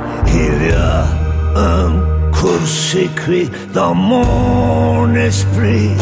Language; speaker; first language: French; non-native, local second language; Dutch